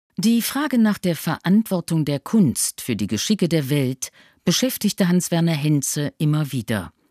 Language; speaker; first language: German; native; German